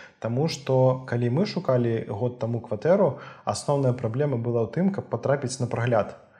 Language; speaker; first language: Belarusian; native; Belarusian